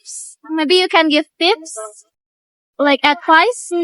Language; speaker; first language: English; non-native, learner; Indonesian